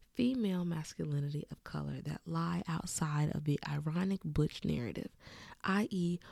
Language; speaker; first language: English; native; English